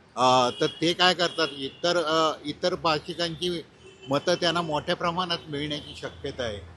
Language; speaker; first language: Marathi; native; Marathi